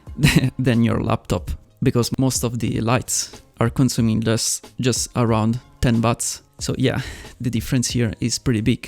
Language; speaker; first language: English; non-native, fluent; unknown